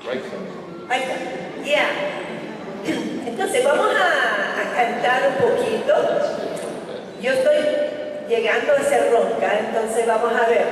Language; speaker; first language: Spanish; non-native, fluent; Finnish